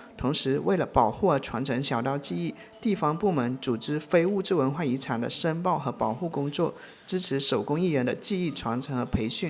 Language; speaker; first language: Chinese; native; Chinese